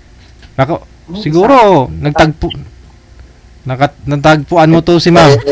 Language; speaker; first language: Filipino; native; Filipino